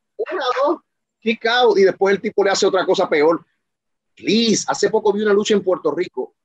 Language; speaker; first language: Spanish; native; Spanish